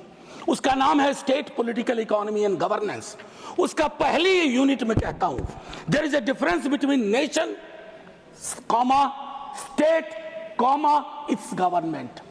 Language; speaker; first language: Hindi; native; Hindi